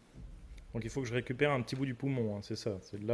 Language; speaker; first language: French; native; French